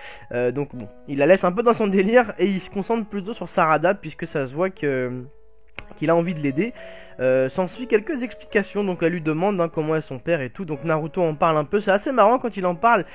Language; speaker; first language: French; native; French